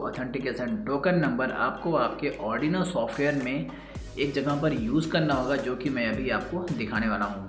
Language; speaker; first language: Hindi; native; Hindi